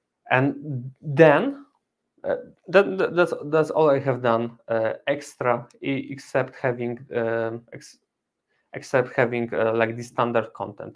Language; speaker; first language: English; non-native, fluent; Polish